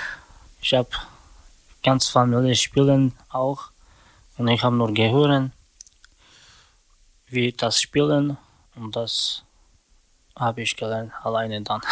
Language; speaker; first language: German; non-native, learner; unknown